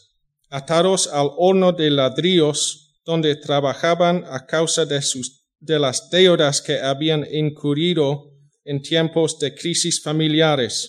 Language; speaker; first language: Spanish; non-native, fluent; English